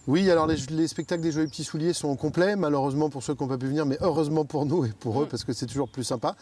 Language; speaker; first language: French; native; French